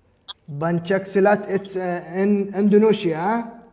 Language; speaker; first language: English; non-native, learner; Arabic